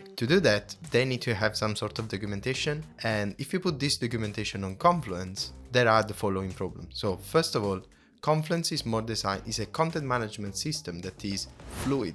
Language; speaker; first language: English; non-native, fluent; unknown